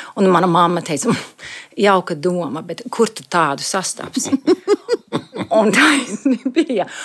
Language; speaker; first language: Latvian; early bilingual, heritage; Latvian